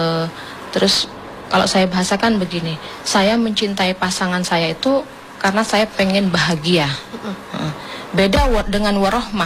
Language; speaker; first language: Indonesian; native; Indonesian